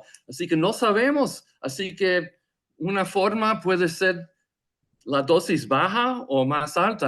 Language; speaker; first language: Spanish; non-native, fluent; English